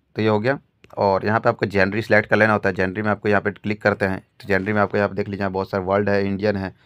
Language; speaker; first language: Hindi; native; Hindi